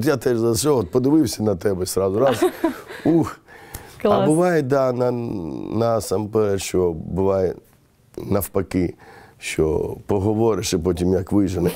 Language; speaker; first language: Ukrainian; non-native, local second language; Romany